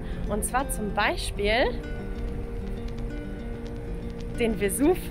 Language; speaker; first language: German; native; German